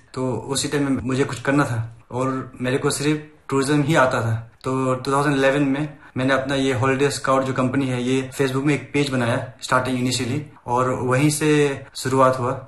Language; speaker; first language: Hindi; non-native, local second language; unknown